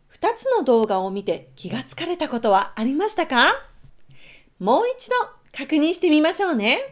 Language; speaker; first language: Japanese; native; Japanese